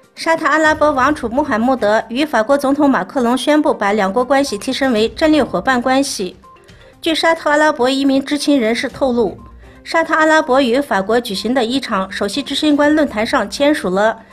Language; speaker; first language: Chinese; non-native, local second language; Uyghur